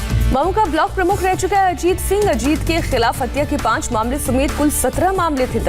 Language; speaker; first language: Hindi; native; Hindi